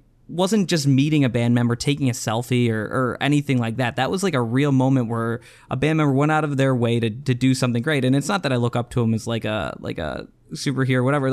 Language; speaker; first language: English; native; English